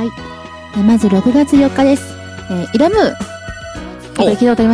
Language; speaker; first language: Japanese; native; Japanese